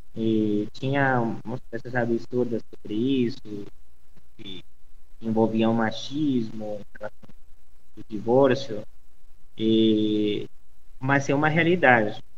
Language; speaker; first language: Portuguese; non-native, fluent; Spanish